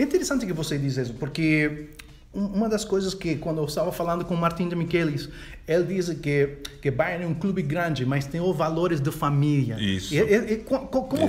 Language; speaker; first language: Portuguese; non-native, fluent; Spanish